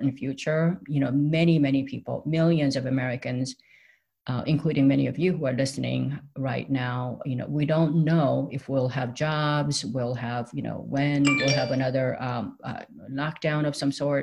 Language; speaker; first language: English; non-native, fluent; Korean